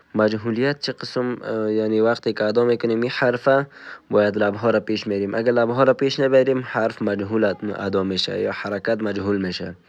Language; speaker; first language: Persian; native; Persian